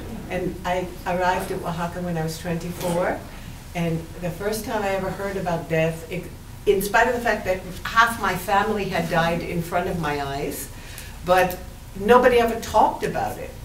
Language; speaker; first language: English; native; English